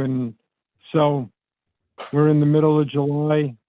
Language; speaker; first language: English; native; English